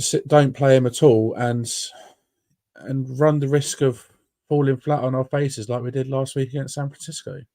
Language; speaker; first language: English; native; English